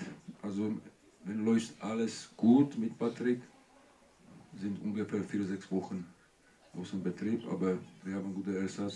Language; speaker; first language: German; non-native, learner; Czech